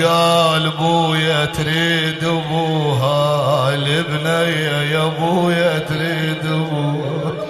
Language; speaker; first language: Arabic; native; Arabic